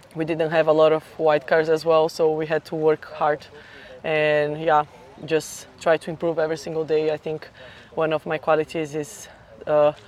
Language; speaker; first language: English; non-native, fluent; Portuguese